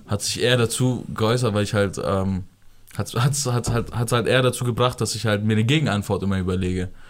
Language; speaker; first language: German; early bilingual, other home language; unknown